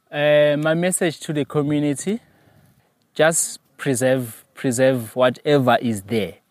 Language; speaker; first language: English; non-native, local second language; Zulu